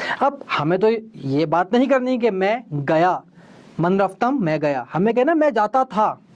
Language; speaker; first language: Urdu; native; Urdu